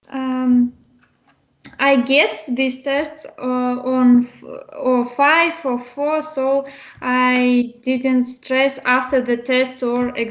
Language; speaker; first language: English; non-native, learner; Russian